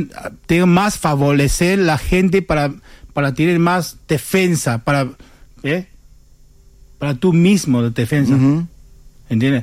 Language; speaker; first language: Spanish; non-native, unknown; Chinese